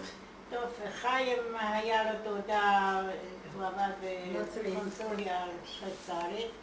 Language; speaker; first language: Hebrew; non-native, fluent; Hungarian